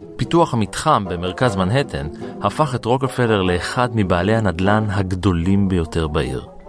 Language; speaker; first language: Hebrew; native; Hebrew